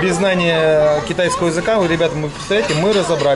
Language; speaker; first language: Russian; native; Russian